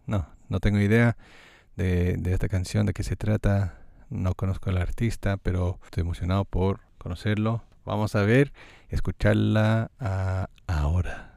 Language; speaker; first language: Spanish; non-native, fluent; English